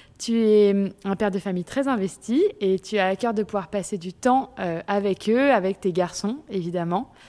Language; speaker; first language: French; native; French